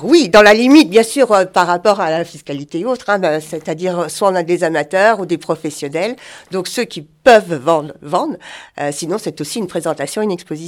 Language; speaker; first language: French; native; French